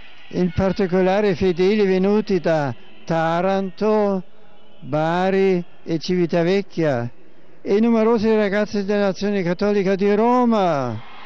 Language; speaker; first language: Italian; non-native, fluent; German